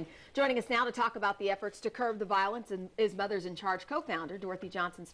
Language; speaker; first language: English; native; English